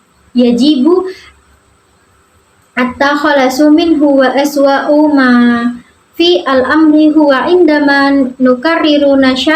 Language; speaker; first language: Arabic; non-native, learner; Indonesian